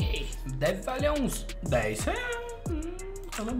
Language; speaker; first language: Portuguese; native; Portuguese